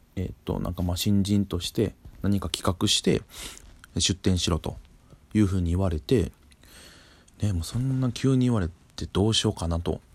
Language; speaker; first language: Japanese; native; Japanese